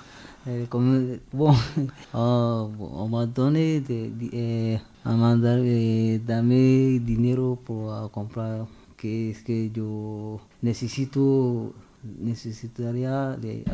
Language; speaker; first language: Spanish; non-native, learner; French